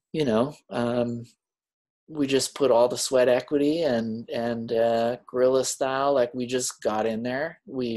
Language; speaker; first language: English; native; English